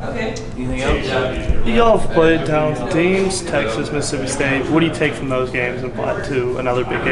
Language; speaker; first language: English; native; English